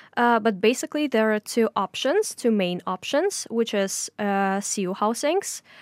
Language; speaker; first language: English; non-native, fluent; Russian